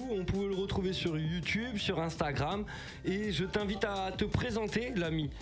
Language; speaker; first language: French; native; French